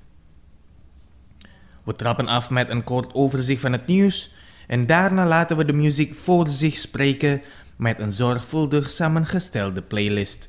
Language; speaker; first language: Dutch; non-native, fluent; Indonesian